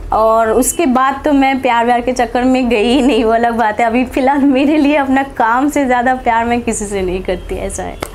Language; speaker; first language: Hindi; non-native, local second language; Bangla